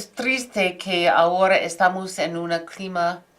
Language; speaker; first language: Spanish; non-native, fluent; English